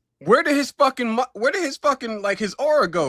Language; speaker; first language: English; native; English